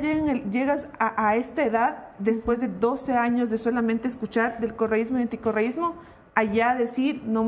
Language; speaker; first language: Spanish; native; Spanish